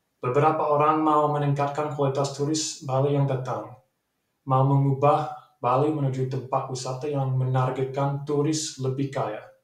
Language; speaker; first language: Indonesian; non-native, fluent; English